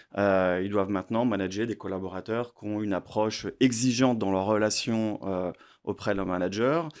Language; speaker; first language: French; native; French